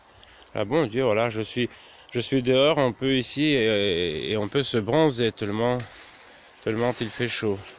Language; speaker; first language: French; non-native, fluent; Russian